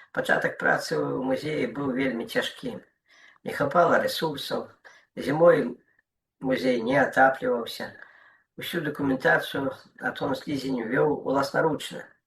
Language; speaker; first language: Belarusian; non-native, local second language; Russian